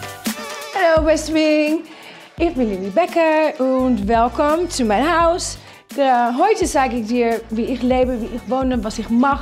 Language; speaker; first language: German; non-native, fluent; Dutch